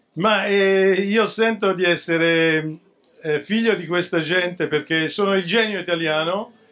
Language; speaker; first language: Italian; native; Italian